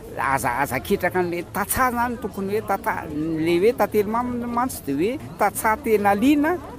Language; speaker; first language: Malagasy; native; Malagasy